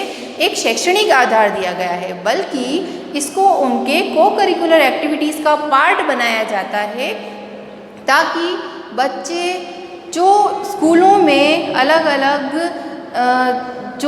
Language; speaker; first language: Hindi; native; Hindi